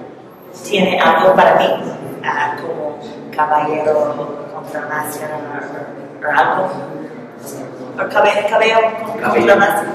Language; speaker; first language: Spanish; non-native, learner; English